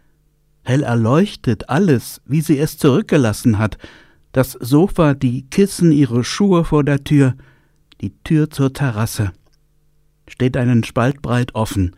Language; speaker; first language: German; native; German